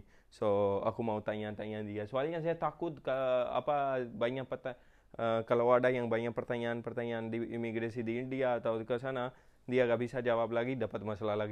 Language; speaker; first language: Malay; non-native, fluent; Urdu